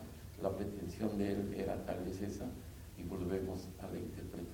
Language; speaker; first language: Spanish; native; Spanish